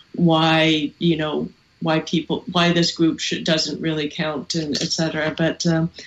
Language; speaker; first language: English; native; English